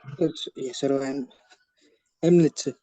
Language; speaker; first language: Japanese; non-native, learner; Indonesian